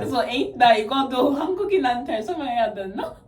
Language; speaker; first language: Korean; non-native, fluent; English